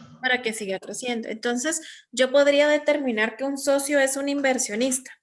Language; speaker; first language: Spanish; native; Spanish